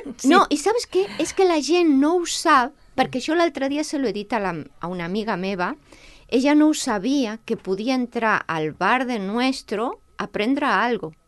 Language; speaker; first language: Catalan; non-native, local second language; Spanish